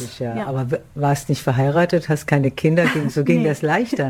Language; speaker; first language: German; native; German